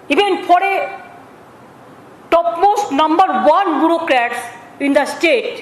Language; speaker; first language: English; non-native, local second language; Bangla